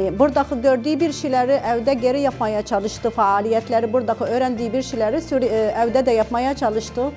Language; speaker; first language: Turkish; non-native, learner; Arabic